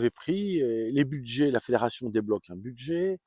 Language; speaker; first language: French; native; French